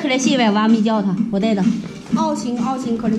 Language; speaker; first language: Russian; non-native, learner; Chinese